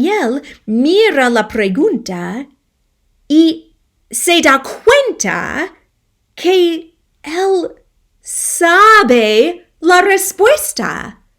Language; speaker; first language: Spanish; non-native, fluent; English